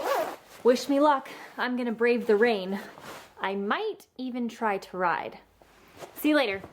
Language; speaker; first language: English; native; English